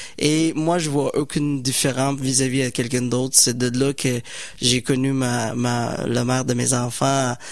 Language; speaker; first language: French; non-native, fluent; Somali